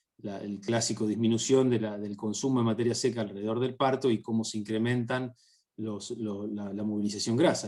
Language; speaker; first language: Spanish; native; Spanish